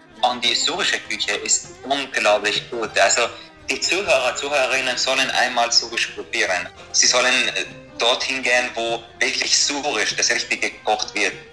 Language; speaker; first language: German; non-native, fluent; Arabic